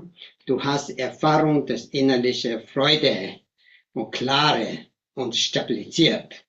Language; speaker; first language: German; non-native, fluent; Tibetan